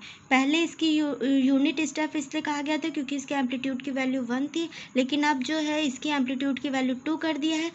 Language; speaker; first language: Hindi; native; Hindi